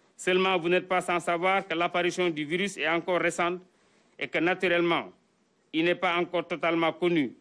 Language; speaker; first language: French; non-native, local second language; Wolof